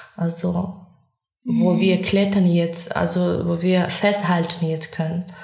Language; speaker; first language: German; non-native, fluent; Ukrainian